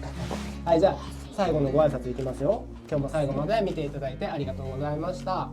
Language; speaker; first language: Japanese; native; Japanese